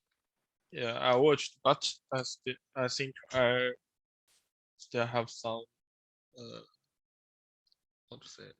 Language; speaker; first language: English; non-native, learner; Chinese